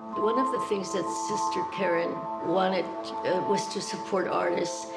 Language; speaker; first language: English; early bilingual, other home language; Spanish